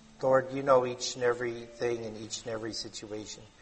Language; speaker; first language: English; native; English